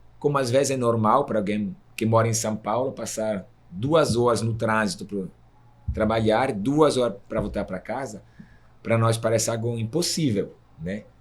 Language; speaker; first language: Portuguese; non-native, fluent; Italian